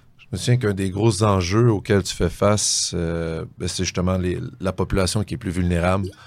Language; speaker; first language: French; native; French